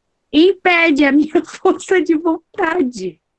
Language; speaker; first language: Portuguese; native; Portuguese